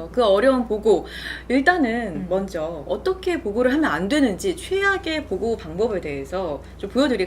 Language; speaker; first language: Korean; native; Korean